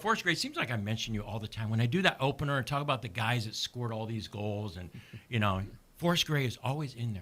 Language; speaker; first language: English; native; English